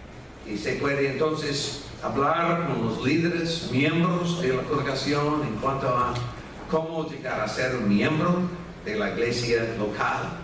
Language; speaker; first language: Spanish; non-native, fluent; English